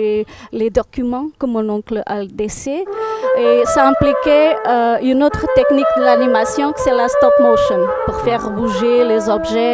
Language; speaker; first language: French; non-native, fluent; Portuguese